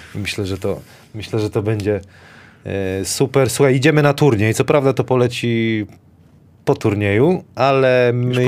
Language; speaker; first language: Polish; native; Polish